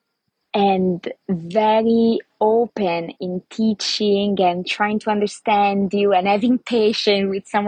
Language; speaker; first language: English; non-native, fluent; Italian